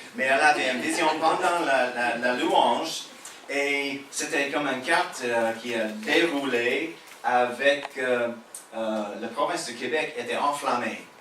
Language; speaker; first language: French; non-native, fluent; English